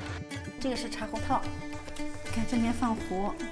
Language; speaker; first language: Chinese; native; Chinese